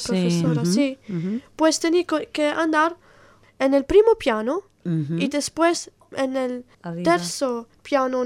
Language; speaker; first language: Spanish; non-native, learner; Italian